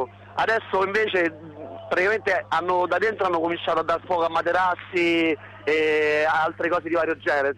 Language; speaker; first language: Italian; native; Italian